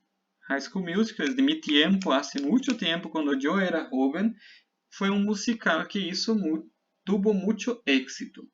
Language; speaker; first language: Spanish; non-native, fluent; Portuguese